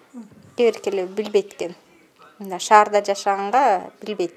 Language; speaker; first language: Kyrgyz; non-native, learner; Russian